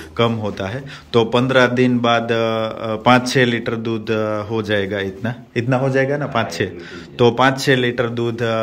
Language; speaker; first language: Hindi; non-native, local second language; Gujarati